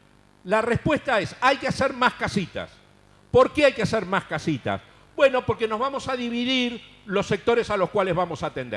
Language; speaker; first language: Spanish; native; Spanish